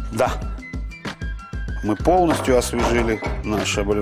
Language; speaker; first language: Russian; native; Russian